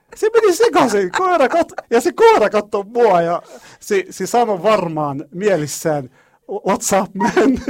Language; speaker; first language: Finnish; non-native, learner; Arabic